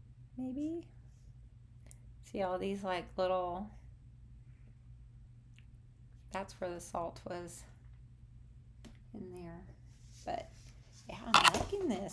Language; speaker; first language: English; native; English